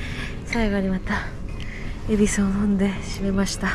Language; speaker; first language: Japanese; native; Japanese